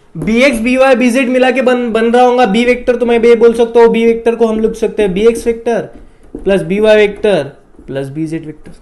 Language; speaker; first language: Hindi; non-native, local second language; Marathi